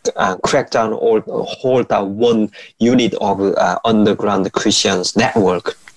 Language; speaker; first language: English; non-native, fluent; Korean